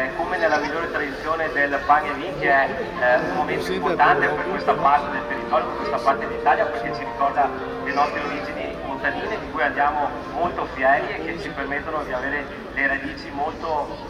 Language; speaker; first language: Italian; native; Italian